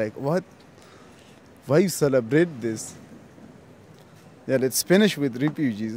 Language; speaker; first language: English; non-native, learner; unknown